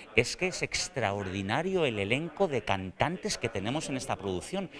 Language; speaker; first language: Spanish; native; Spanish